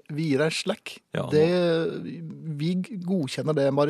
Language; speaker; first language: Norwegian; native; Norwegian